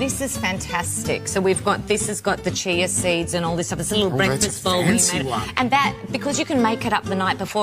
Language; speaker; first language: English; native; English